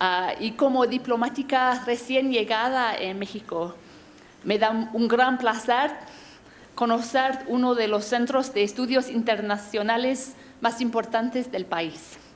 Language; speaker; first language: Spanish; non-native, fluent; English